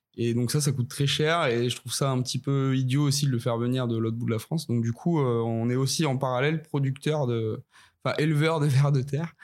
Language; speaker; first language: French; native; French